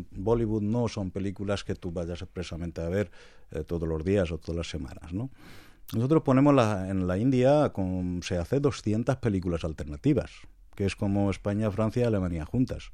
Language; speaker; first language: Spanish; non-native, fluent; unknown